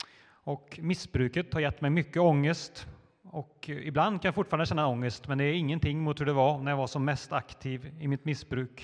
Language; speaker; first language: Swedish; native; Swedish